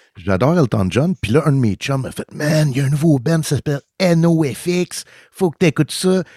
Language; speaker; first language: French; early bilingual, heritage; French